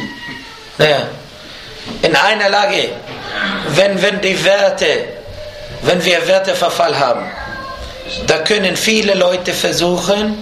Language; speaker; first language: German; non-native, fluent; Arabic